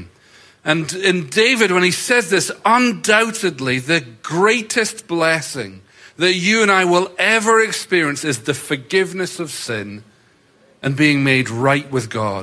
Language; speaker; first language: English; native; English